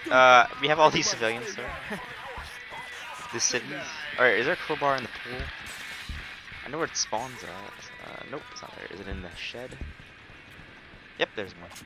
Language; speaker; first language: English; non-native, fluent; Swedish